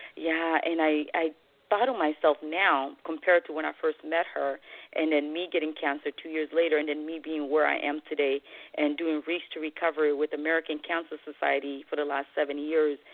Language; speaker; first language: English; non-native, fluent; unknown